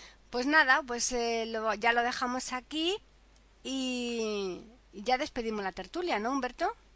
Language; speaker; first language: Spanish; native; Spanish